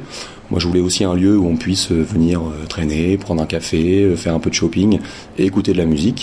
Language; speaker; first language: French; native; French